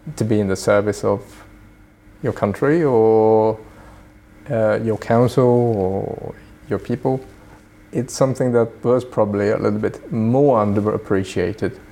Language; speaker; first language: English; early bilingual, other home language; Swedish